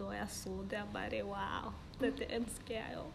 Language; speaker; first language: Norwegian; early bilingual, other home language; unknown